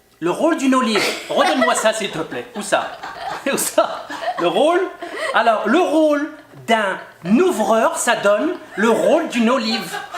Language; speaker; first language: French; native; French